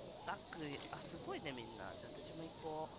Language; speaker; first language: Japanese; native; Japanese